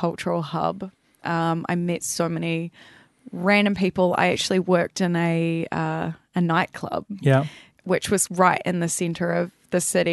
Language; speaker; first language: English; native; English